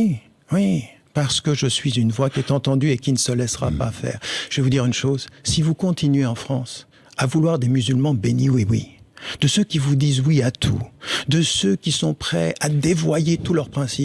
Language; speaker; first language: French; early bilingual, other home language; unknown